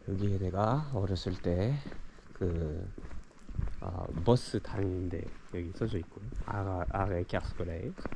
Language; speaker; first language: Korean; non-native, fluent; French